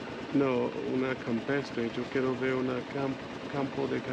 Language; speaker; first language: Spanish; non-native, learner; English